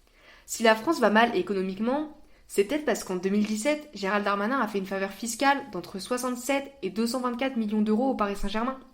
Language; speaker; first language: French; native; French